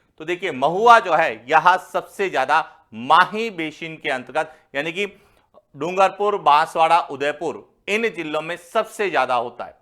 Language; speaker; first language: Hindi; native; Hindi